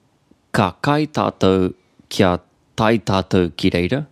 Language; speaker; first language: Māori; non-native, local second language; English